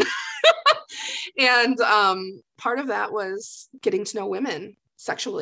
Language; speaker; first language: English; native; English